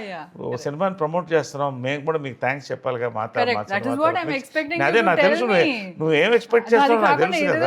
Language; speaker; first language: Telugu; native; Telugu